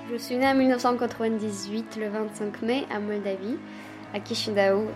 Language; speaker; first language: French; non-native, fluent; Romanian